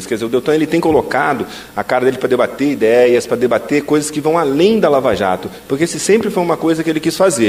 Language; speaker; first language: Portuguese; native; Portuguese